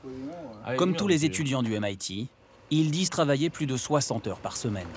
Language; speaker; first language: French; native; French